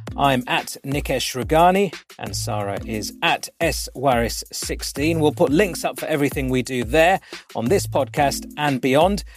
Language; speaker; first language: English; native; English